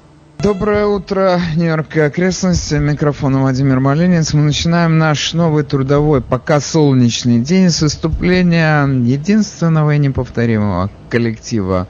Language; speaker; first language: Russian; native; Russian